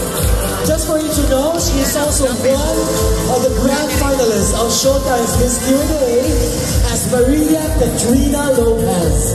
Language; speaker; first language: English; non-native, local second language; Filipino